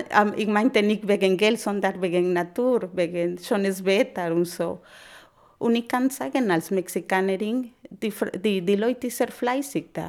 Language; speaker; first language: German; non-native, fluent; Spanish